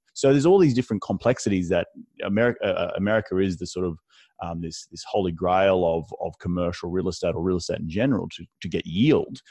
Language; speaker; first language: English; native; English